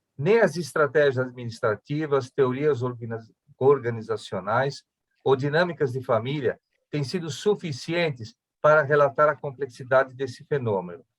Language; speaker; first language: Portuguese; early bilingual, other home language; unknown